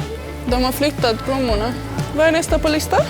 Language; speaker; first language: Swedish; early bilingual, other home language; Serbian